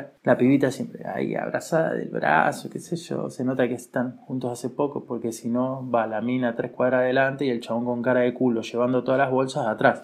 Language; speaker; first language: Spanish; native; Spanish